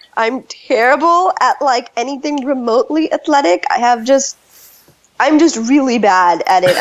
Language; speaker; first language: English; early bilingual, other home language; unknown